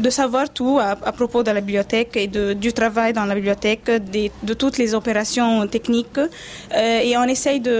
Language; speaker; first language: French; non-native, fluent; Arabic